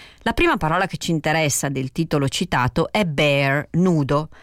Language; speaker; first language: Italian; native; Italian